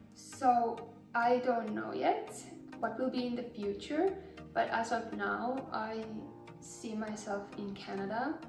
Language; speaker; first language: English; non-native, fluent; Estonian